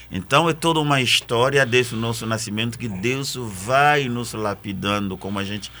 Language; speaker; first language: Portuguese; non-native, fluent; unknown